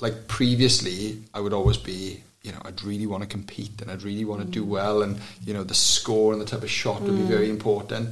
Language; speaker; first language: English; native; English